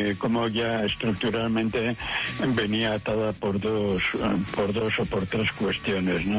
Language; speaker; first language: Spanish; native; Spanish